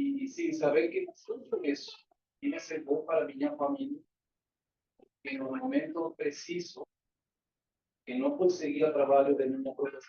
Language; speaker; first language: Portuguese; non-native, learner; Spanish